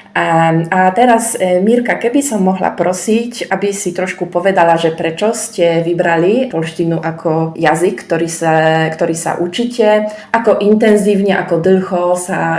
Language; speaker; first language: Slovak; non-native, fluent; Polish